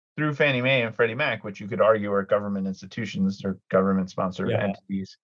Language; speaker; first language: English; early bilingual, other home language; Greek